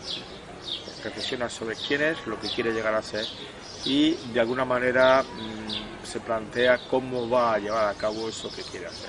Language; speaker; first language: Spanish; native; Spanish